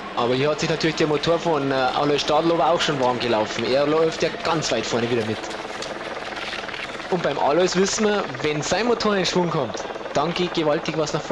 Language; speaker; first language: German; native; German